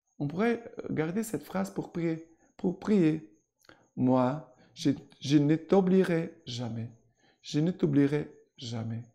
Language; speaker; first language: French; non-native, fluent; Portuguese